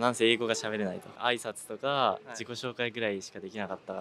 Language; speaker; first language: Japanese; native; Japanese